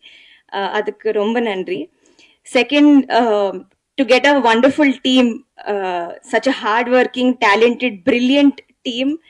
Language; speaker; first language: Tamil; non-native, learner; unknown